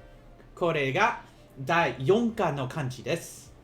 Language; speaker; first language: Japanese; non-native, learner; English